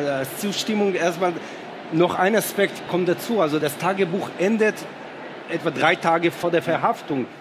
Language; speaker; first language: German; non-native, fluent; Hebrew